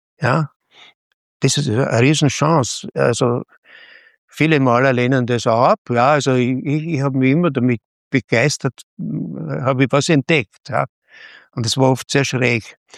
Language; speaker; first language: German; native; German